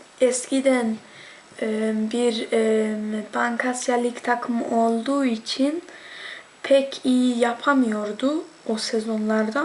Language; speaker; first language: Turkish; early bilingual, heritage; Turkish